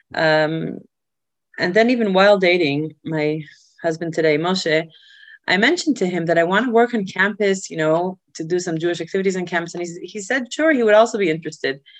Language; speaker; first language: English; early bilingual, other home language; Hebrew